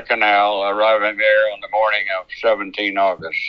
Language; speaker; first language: English; native; English